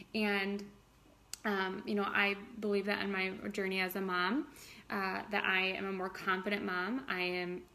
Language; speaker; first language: English; native; English